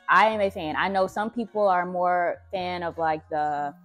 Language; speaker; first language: English; native; English